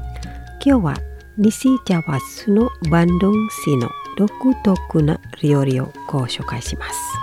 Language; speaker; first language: Japanese; non-native, fluent; Indonesian